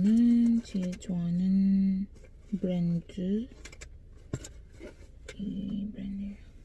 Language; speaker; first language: Korean; non-native, learner; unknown